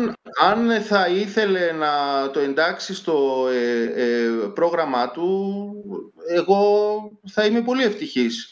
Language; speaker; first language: Greek; native; Greek